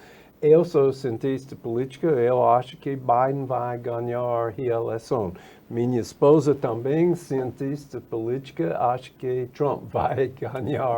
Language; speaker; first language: Portuguese; non-native, fluent; English